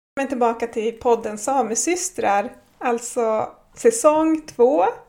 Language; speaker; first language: Swedish; native; Swedish